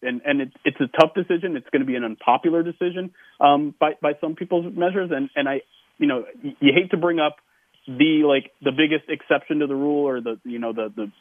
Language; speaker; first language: English; native; English